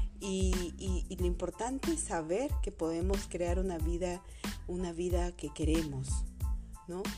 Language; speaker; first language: Spanish; native; Spanish